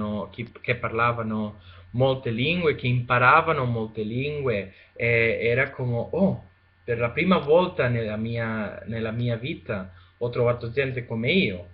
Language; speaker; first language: Italian; non-native, learner; Spanish